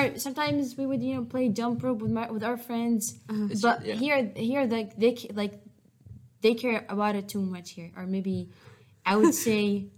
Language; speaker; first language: English; non-native, fluent; Arabic